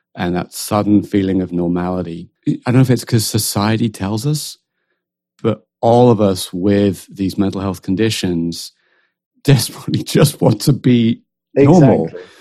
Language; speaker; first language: English; native; English